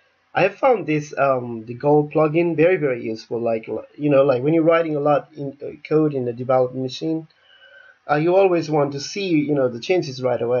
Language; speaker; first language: English; non-native, fluent; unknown